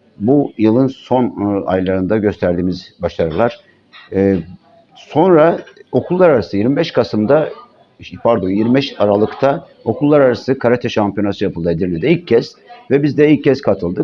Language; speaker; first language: Turkish; native; Turkish